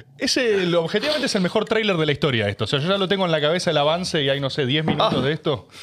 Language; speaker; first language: Spanish; native; Spanish